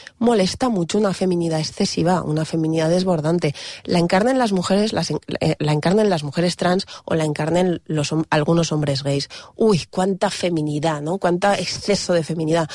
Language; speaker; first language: Spanish; native; Spanish